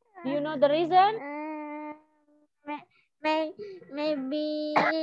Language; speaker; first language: English; non-native, learner; Indonesian